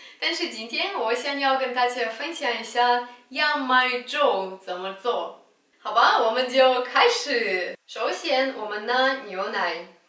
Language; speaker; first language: Chinese; non-native, fluent; Russian